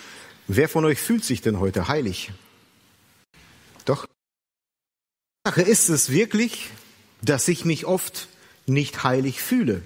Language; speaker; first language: German; native; German